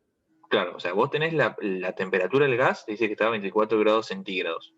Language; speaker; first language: Spanish; native; Spanish